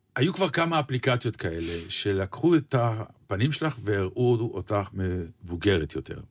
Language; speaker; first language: Hebrew; native; Hebrew